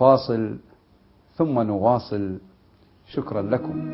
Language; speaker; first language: Arabic; native; Arabic